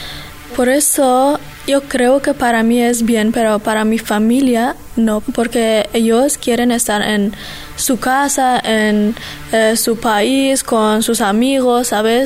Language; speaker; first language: Spanish; non-native, learner; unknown